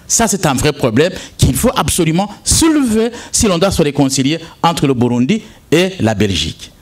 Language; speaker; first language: French; non-native, local second language; Rundi